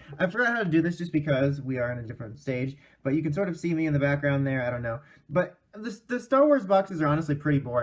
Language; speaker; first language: English; native; English